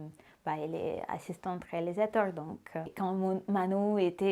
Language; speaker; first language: French; non-native, fluent; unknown